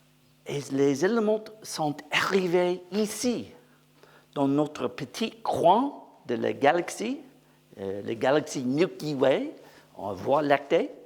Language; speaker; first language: French; non-native, learner; English